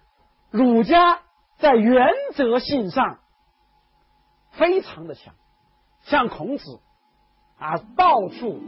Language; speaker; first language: Chinese; native; Chinese